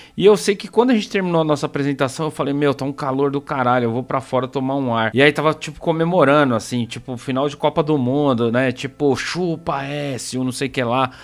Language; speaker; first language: Portuguese; native; Portuguese